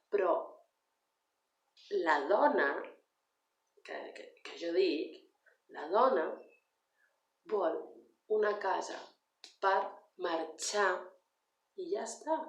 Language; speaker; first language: Catalan; non-native, learner; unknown